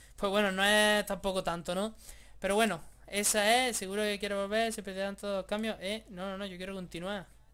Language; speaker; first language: Spanish; native; Spanish